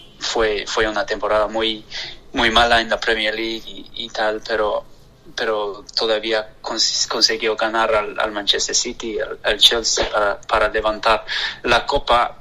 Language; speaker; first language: Spanish; non-native, fluent; English